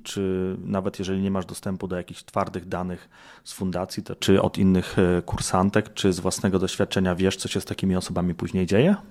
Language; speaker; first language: Polish; native; Polish